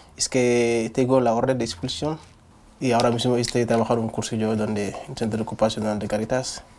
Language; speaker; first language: Spanish; non-native, learner; Wolof